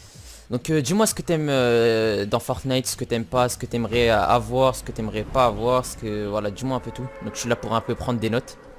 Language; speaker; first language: French; native; French